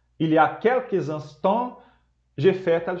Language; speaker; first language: French; non-native, fluent; Portuguese